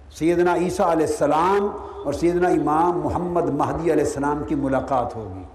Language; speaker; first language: Urdu; non-native, local second language; Punjabi